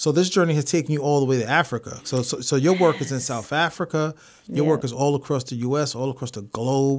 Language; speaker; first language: English; native; English